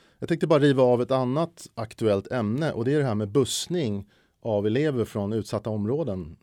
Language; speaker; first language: Swedish; native; Swedish